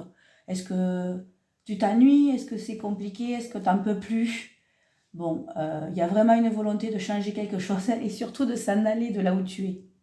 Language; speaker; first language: French; native; French